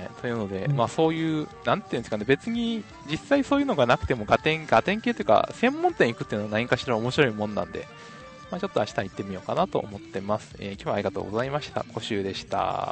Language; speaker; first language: Japanese; native; Japanese